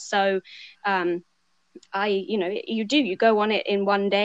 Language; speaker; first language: English; native; English